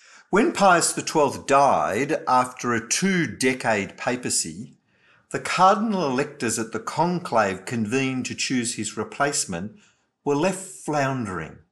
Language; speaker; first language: English; native; English